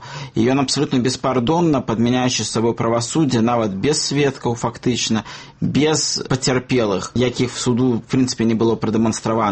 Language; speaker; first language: Belarusian; native; Belarusian